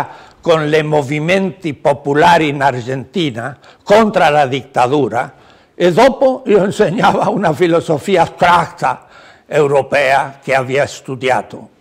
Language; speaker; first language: Italian; non-native, learner; Spanish